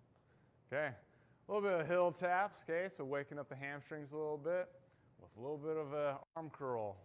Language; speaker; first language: English; native; English